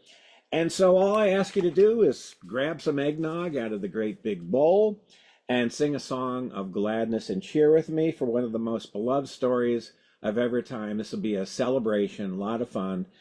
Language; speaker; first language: English; native; English